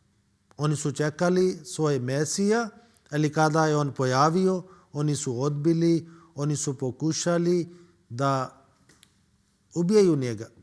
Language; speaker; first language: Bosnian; non-native, learner; Urdu